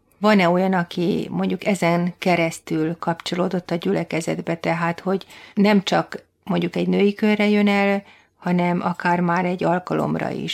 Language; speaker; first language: Hungarian; native; Hungarian